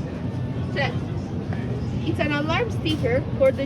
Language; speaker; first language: English; non-native, fluent; Italian